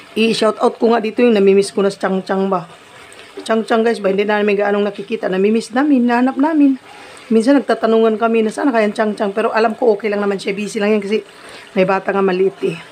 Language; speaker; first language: Filipino; non-native, local second language; Cebuano